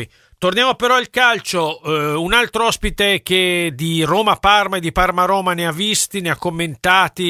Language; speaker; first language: Italian; native; Italian